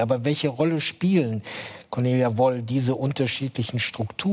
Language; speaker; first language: German; native; German